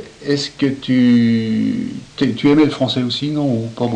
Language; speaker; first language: French; native; French